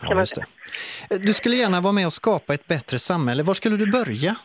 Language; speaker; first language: Swedish; native; Swedish